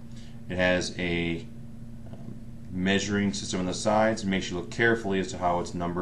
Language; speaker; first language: English; native; English